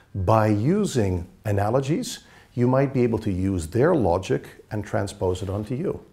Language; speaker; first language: English; native; English